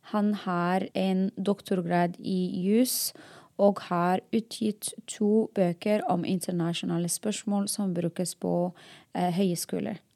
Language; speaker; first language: Norwegian; non-native, fluent; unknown